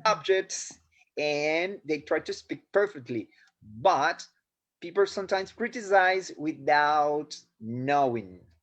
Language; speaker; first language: English; non-native, fluent; Spanish